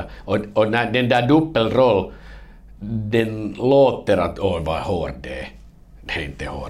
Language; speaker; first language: Swedish; non-native, fluent; Finnish